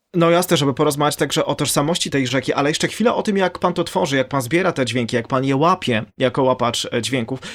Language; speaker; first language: Polish; native; Polish